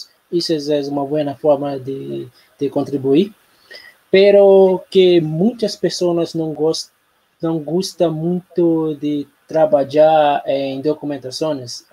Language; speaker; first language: Spanish; non-native, learner; Portuguese